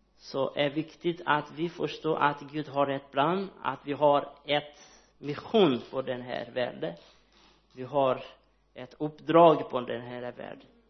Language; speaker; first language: Swedish; non-native, learner; Portuguese